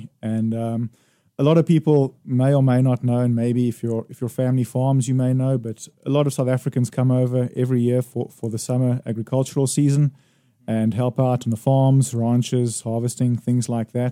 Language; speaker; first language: English; native; English